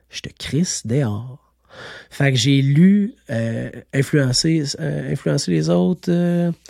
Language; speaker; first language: French; native; French